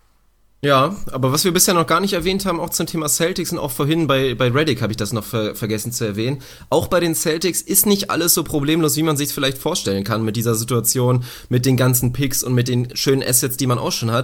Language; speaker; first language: German; native; German